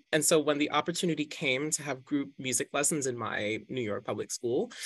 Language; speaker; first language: English; native; English